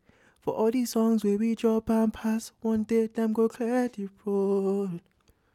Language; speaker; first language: English; non-native, local second language; Yoruba